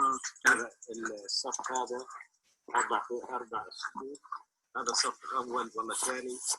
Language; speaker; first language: Arabic; native; Arabic